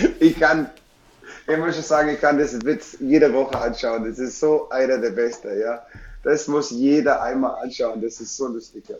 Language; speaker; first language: German; non-native, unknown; English